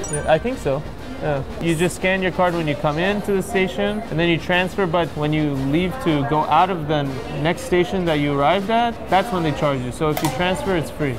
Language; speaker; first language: English; native; English